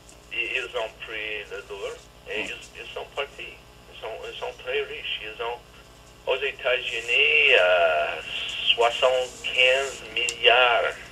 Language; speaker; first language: French; non-native, learner; English